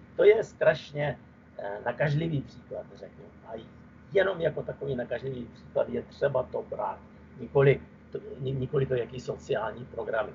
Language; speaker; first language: Czech; non-native, fluent; Russian